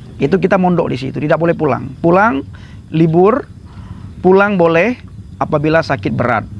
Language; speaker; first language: Indonesian; non-native, local second language; Achinese